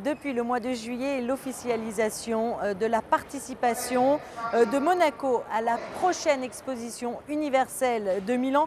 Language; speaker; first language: French; native; French